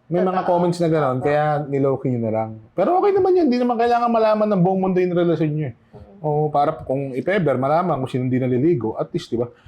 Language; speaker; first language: Filipino; native; Filipino